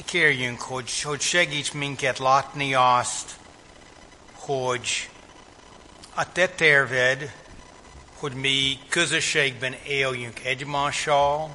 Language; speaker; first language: Hungarian; non-native, fluent; English